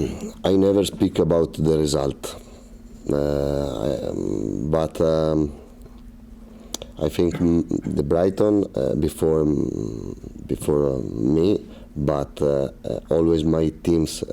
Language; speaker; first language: English; non-native, learner; Italian